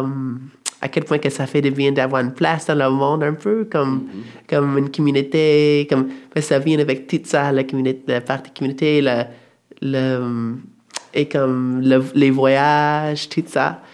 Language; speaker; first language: French; non-native, fluent; English